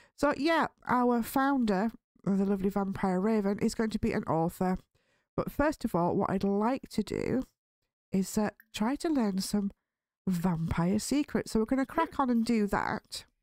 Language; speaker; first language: English; native; English